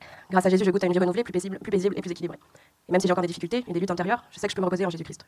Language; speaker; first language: French; native; French